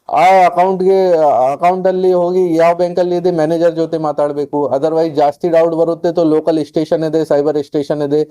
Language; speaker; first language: Kannada; non-native, fluent; Hindi